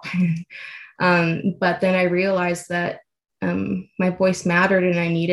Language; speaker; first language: English; native; English